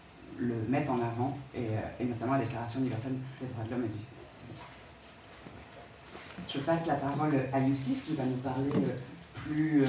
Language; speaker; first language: French; native; French